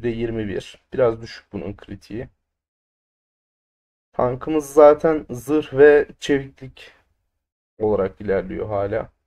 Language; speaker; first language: Turkish; native; Turkish